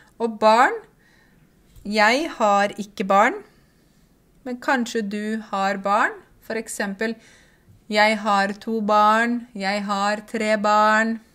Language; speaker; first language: Norwegian; native; Norwegian